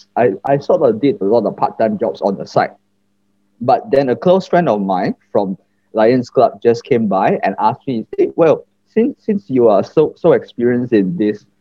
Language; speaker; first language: English; non-native, local second language; Chinese